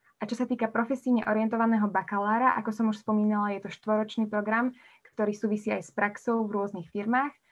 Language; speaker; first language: Slovak; native; Slovak